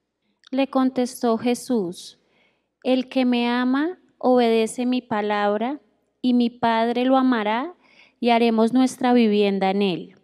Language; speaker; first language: Spanish; native; Spanish